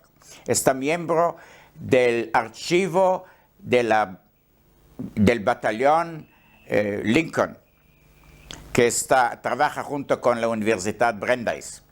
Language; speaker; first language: Spanish; non-native, learner; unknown